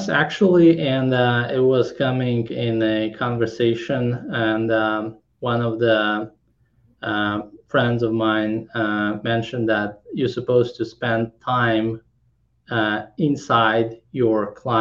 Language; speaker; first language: English; non-native, fluent; Kazakh